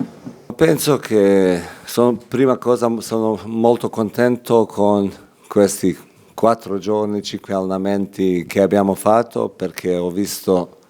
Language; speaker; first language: Italian; non-native, fluent; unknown